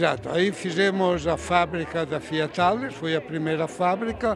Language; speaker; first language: Portuguese; non-native, fluent; Italian